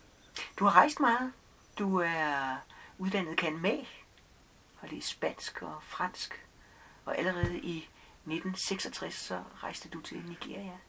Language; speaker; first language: Danish; native; Danish